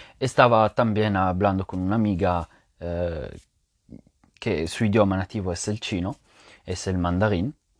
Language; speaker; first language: Spanish; non-native, fluent; French